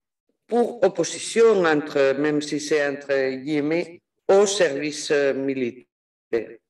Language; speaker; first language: French; non-native, fluent; Spanish